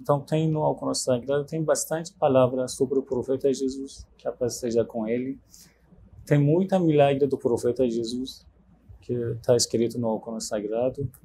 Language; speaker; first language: Portuguese; non-native, learner; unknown